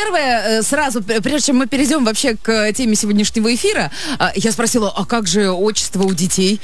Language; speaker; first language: Russian; native; Russian